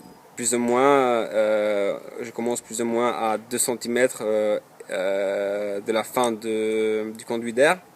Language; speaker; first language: French; non-native, fluent; Polish